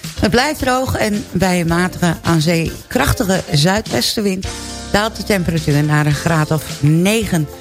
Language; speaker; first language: Dutch; native; Dutch